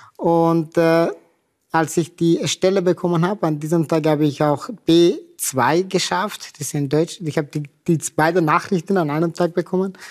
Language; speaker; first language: German; non-native, fluent; Persian